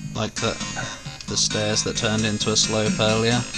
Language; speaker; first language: English; native; English